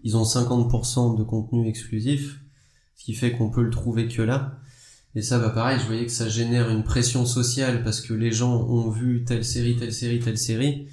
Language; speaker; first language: French; native; French